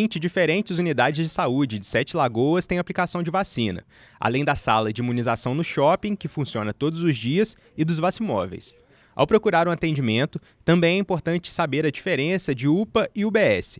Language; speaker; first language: Portuguese; native; Portuguese